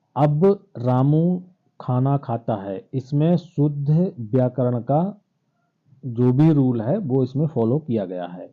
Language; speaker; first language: Hindi; native; Hindi